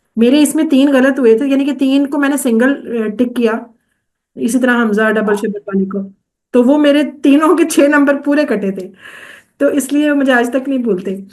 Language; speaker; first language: Urdu; native; Urdu